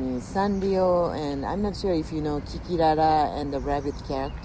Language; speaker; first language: English; non-native, fluent; Japanese